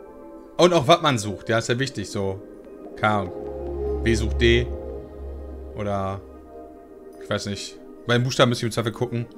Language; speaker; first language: German; native; German